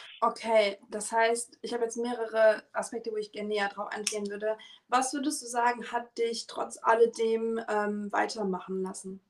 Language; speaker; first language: German; native; German